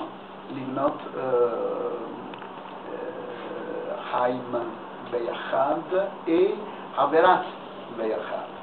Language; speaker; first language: Hebrew; non-native, learner; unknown